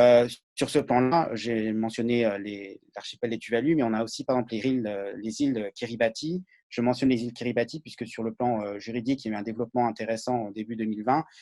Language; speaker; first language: French; native; French